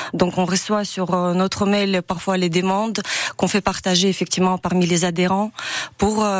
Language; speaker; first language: French; non-native, fluent; Ukrainian